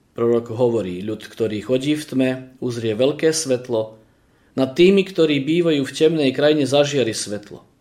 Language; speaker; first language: Slovak; early bilingual, heritage; Slovak